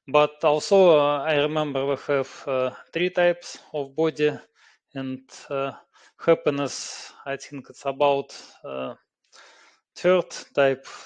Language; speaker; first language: English; non-native, learner; Russian